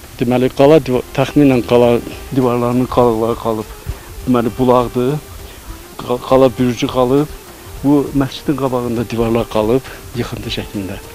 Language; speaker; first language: Azerbaijani; non-native, local second language; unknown